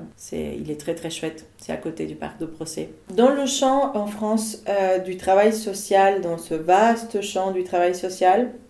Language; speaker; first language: French; non-native, fluent; Spanish